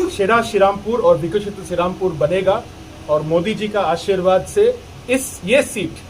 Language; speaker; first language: Hindi; non-native, local second language; Bangla